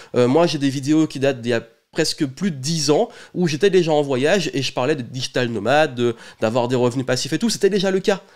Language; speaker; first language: French; native; French